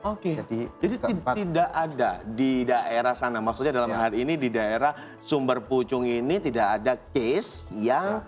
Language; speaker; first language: Indonesian; native; Indonesian